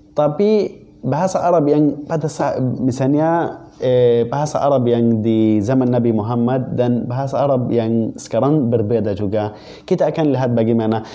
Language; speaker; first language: Indonesian; non-native, fluent; Arabic